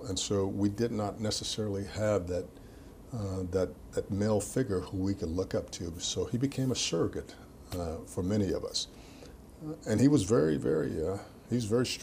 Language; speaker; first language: English; native; English